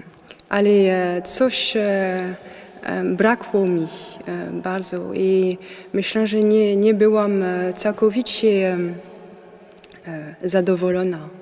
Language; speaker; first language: Polish; non-native, learner; French